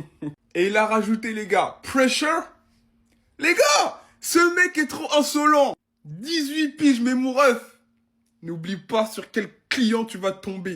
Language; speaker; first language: French; native; French